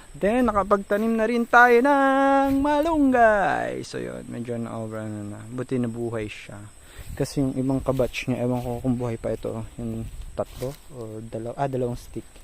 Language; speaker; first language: Filipino; non-native, local second language; Bikol